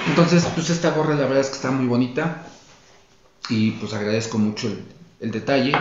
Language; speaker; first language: Spanish; native; Spanish